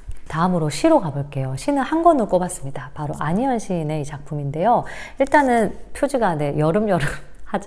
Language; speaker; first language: Korean; native; Korean